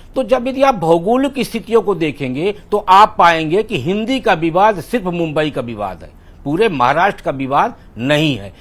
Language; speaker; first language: Hindi; native; Hindi